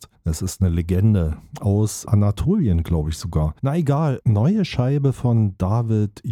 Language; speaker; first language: German; native; German